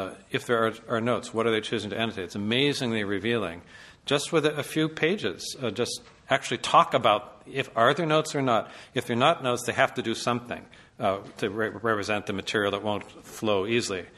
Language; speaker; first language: English; native; English